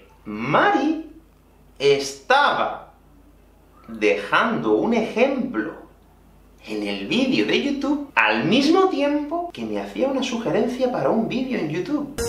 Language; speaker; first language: Spanish; native; Spanish